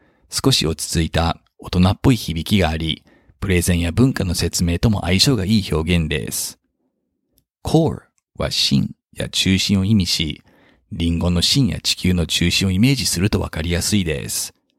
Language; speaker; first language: Japanese; native; Japanese